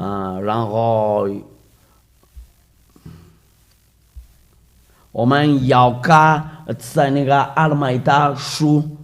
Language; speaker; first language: Chinese; non-native, fluent; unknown